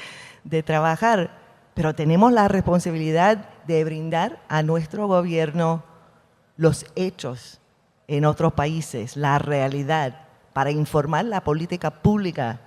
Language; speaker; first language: Spanish; non-native, fluent; English